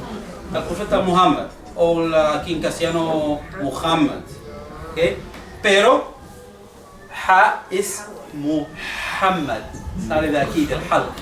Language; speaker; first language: Spanish; non-native, fluent; Arabic